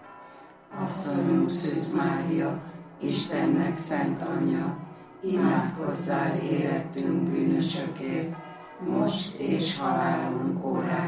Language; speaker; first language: Hungarian; native; Hungarian